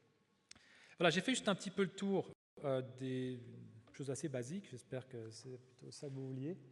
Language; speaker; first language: French; native; French